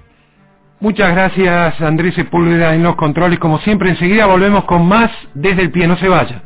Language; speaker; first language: Spanish; native; Spanish